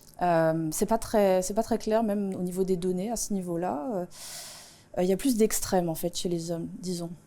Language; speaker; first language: French; non-native, local second language; Swiss German